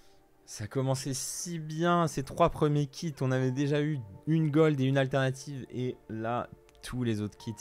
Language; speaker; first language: French; native; French